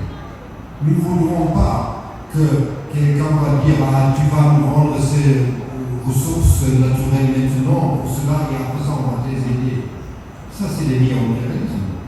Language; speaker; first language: French; non-native, fluent; German